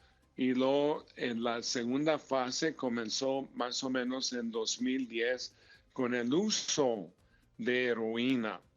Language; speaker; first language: Spanish; early bilingual, heritage; Spanish